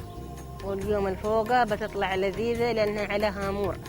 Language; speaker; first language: Arabic; native; Arabic